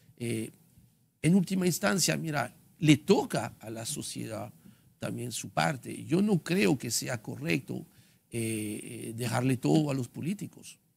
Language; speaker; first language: Spanish; non-native, fluent; French